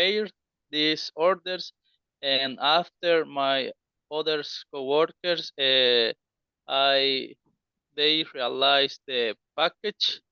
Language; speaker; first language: English; non-native, learner; Spanish